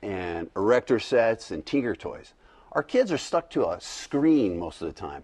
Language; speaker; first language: English; native; English